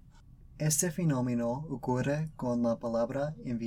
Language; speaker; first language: Spanish; early bilingual, other home language; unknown